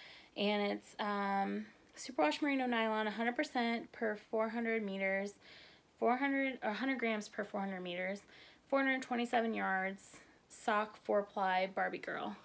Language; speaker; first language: English; native; English